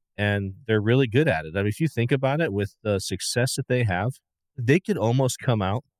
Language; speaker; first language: English; native; English